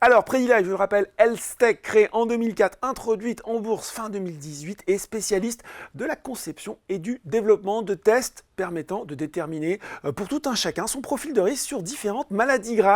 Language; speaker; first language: French; native; French